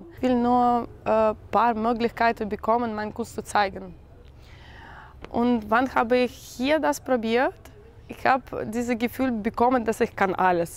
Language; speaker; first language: German; non-native, learner; Russian